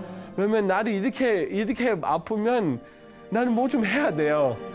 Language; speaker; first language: Korean; non-native, learner; Danish